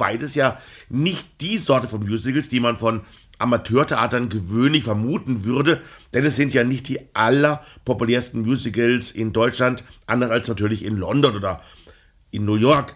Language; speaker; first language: German; native; German